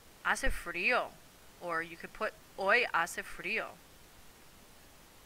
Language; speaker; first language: Spanish; non-native, fluent; English